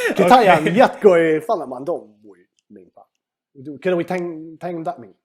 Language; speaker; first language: Cantonese; non-native, fluent; Swedish